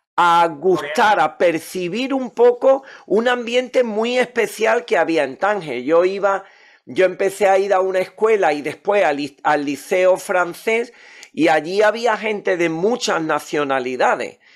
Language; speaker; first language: Spanish; native; Spanish